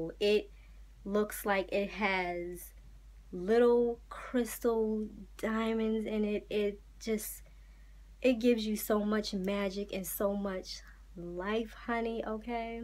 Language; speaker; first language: English; native; English